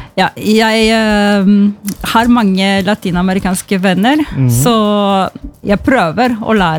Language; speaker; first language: Norwegian; non-native, fluent; Polish